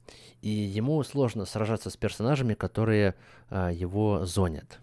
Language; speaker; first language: Russian; native; Russian